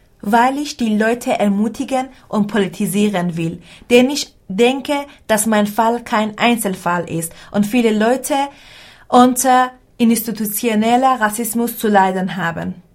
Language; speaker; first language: German; non-native, fluent; Persian